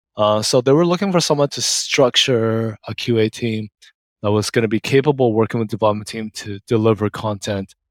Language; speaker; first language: English; native; English